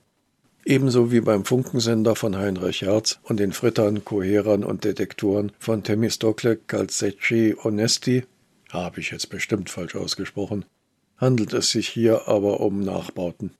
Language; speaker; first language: German; native; German